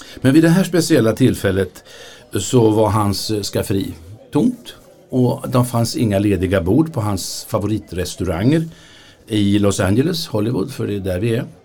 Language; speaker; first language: Swedish; native; Swedish